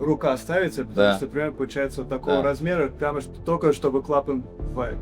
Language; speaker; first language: Russian; early bilingual, heritage; English